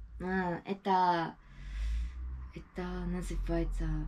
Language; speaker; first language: Russian; non-native, learner; Japanese